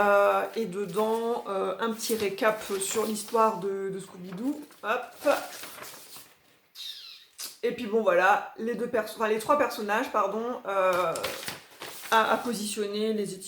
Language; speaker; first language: French; native; French